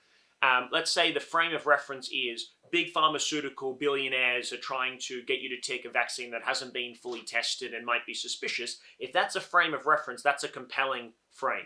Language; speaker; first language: English; native; English